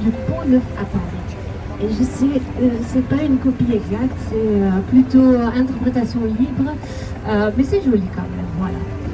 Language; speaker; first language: French; non-native, local second language; Dutch